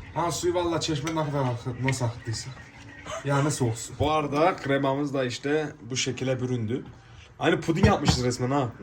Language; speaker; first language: Turkish; early bilingual, heritage; Turkish